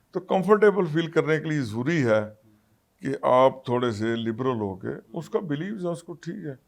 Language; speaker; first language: Urdu; non-native, local second language; Punjabi